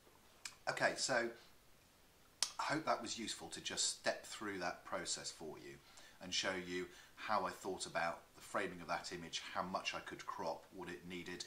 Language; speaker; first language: English; native; English